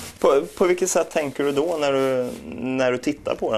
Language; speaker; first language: Swedish; native; Swedish